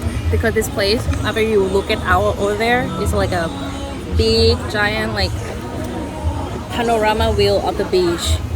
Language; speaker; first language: English; non-native, learner; Thai